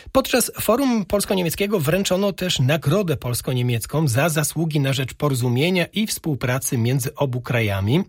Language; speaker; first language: Polish; native; Polish